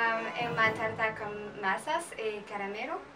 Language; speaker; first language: Portuguese; non-native, learner; French